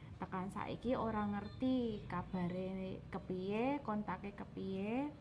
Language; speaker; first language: Javanese; native; Javanese